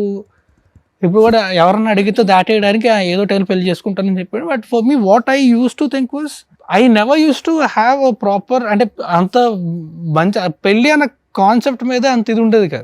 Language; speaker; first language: Telugu; native; Telugu